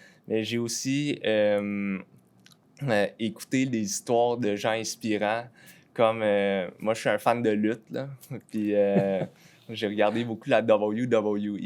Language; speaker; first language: French; native; French